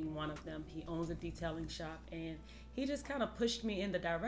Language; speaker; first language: English; native; English